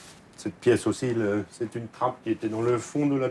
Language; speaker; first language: French; native; French